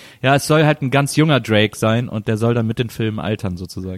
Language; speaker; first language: German; native; German